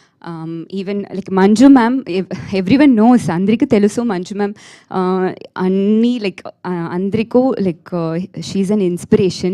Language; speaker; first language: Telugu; non-native, learner; Tamil